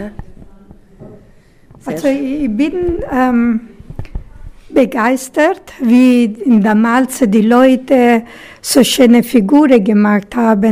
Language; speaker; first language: German; non-native, learner; Italian